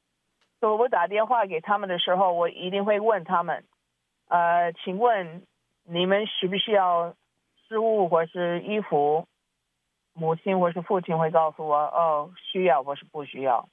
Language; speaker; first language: Chinese; early bilingual, heritage; Chinese